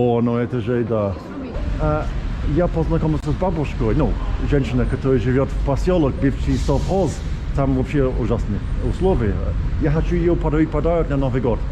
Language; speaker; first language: Russian; non-native, learner; English